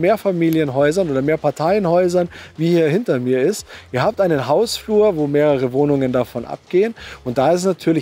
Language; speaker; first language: German; native; German